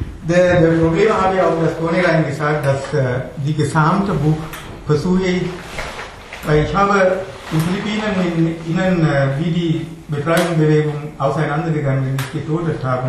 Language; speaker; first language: German; non-native, learner; Tamil